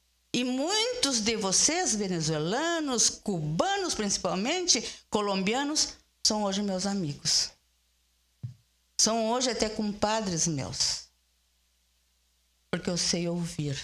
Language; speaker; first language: Portuguese; early bilingual, other home language; Spanish